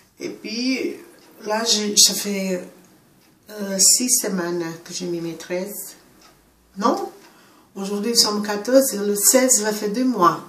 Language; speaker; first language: French; non-native, fluent; Portuguese